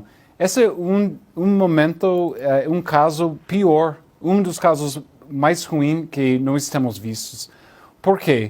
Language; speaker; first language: Portuguese; non-native, learner; English